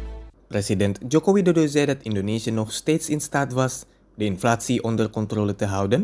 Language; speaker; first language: Dutch; non-native, fluent; Indonesian